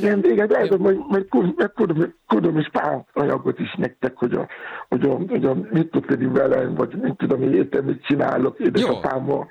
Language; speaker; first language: Hungarian; non-native, fluent; Yoruba